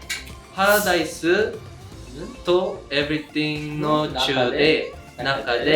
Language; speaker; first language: Japanese; non-native, learner; Korean